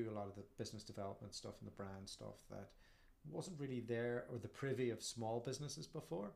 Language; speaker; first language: English; native; English